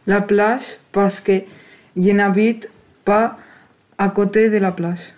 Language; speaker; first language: French; non-native, learner; Spanish